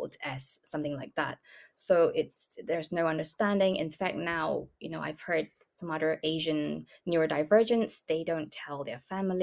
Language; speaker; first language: English; non-native, local second language; Cantonese